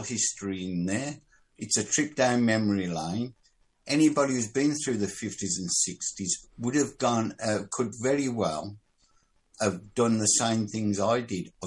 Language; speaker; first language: English; native; English